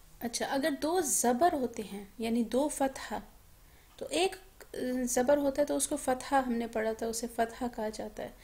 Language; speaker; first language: Urdu; native; Urdu